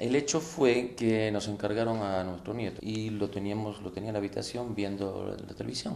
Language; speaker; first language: Spanish; native; Spanish